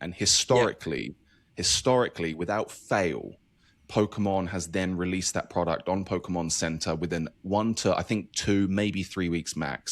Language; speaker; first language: English; native; English